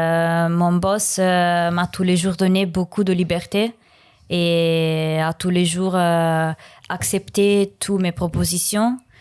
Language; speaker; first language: French; non-native, learner; Italian